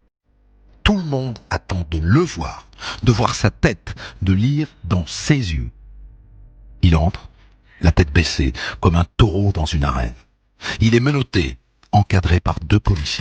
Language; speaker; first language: French; native; French